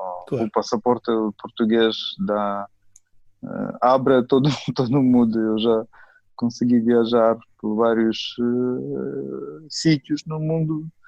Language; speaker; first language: Portuguese; non-native, fluent; Ukrainian